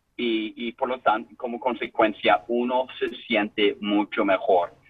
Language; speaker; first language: Spanish; non-native, fluent; English